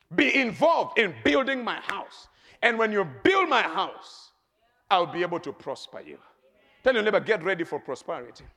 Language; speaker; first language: English; non-native, local second language; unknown